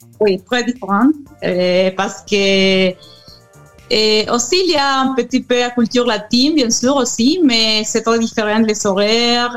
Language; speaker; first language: French; non-native, learner; Spanish